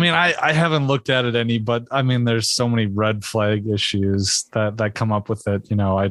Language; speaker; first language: English; native; English